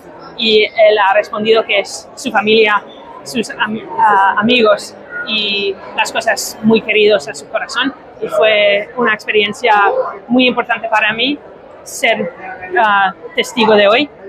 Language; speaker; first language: Spanish; non-native, fluent; English